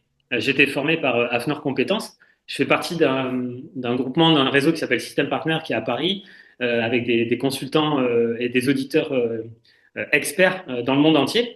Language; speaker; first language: French; native; French